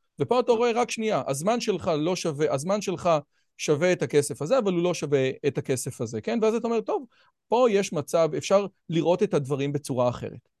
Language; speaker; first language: Hebrew; native; Hebrew